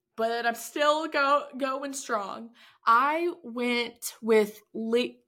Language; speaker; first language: English; native; English